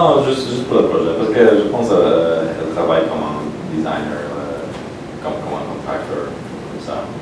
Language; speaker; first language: French; non-native, learner; Polish